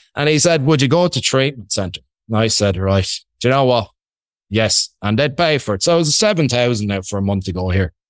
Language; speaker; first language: English; native; English